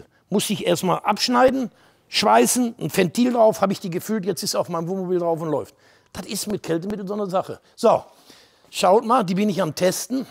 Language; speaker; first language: German; native; German